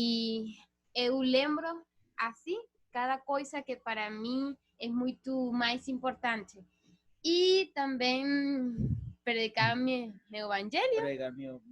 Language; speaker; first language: Portuguese; non-native, learner; Spanish